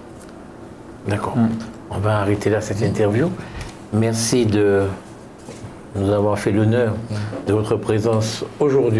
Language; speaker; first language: French; native; French